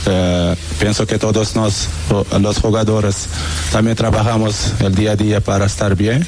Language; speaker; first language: Spanish; non-native, learner; Portuguese